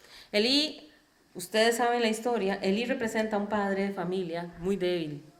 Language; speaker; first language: Spanish; native; Spanish